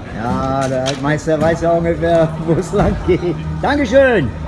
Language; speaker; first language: German; native; German